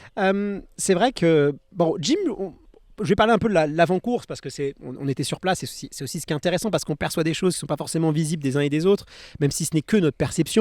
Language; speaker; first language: French; native; French